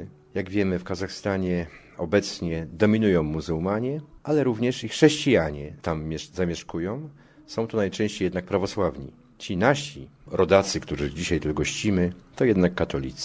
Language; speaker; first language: Polish; native; Polish